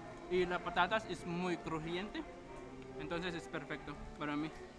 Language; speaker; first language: Spanish; non-native, learner; Filipino